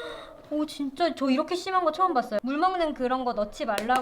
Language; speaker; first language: Korean; native; Korean